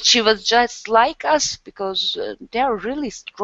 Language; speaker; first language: English; non-native, learner; Turkish